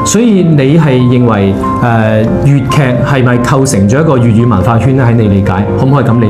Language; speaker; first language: Cantonese; native; Cantonese